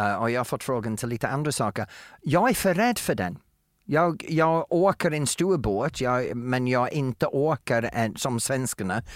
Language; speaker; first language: Swedish; non-native, fluent; English